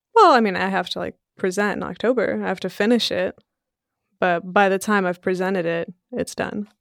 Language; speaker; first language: English; early bilingual, other home language; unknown